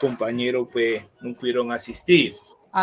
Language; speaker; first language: Spanish; native; Spanish